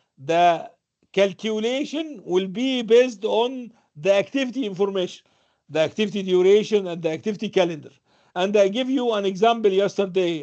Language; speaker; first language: English; non-native, fluent; Arabic